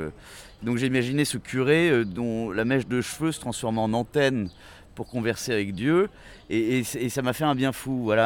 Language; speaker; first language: French; native; French